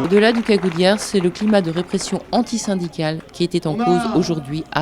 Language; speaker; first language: French; native; French